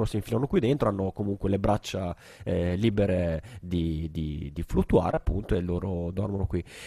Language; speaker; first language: Italian; native; Italian